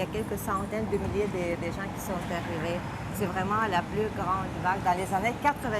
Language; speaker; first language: French; non-native, fluent; Russian